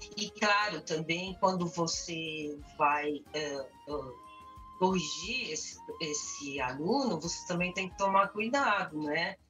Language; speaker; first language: Portuguese; native; Portuguese